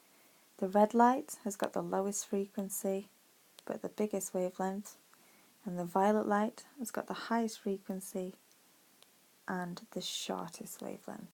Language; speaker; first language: English; native; English